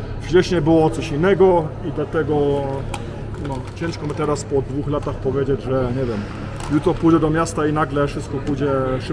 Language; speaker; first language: Polish; early bilingual, heritage; Polish